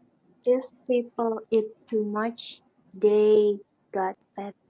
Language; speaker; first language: English; non-native, learner; Indonesian